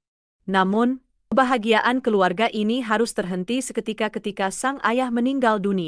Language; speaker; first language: Indonesian; native; Indonesian